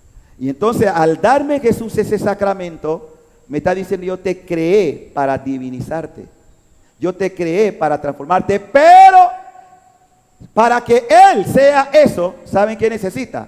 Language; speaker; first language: Spanish; native; Spanish